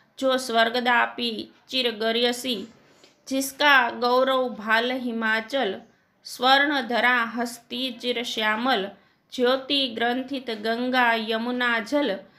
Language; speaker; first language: Hindi; non-native, local second language; Gujarati